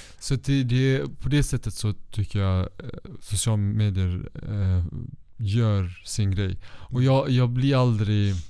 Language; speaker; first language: Swedish; early bilingual, other home language; Kurdish